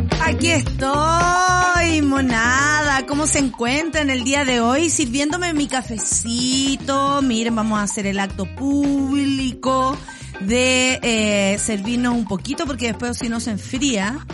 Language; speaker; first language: Spanish; native; Spanish